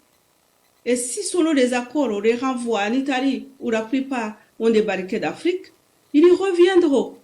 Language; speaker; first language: French; non-native, local second language; Kinyarwanda